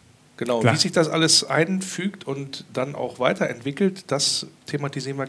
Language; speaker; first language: German; native; German